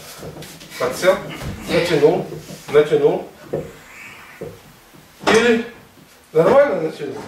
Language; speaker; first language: Russian; native; Russian